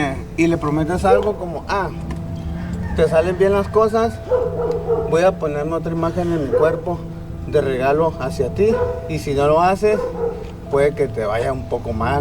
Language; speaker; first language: Spanish; native; Spanish